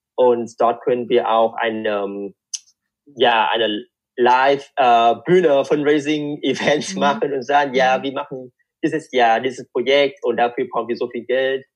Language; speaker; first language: German; non-native, fluent; Vietnamese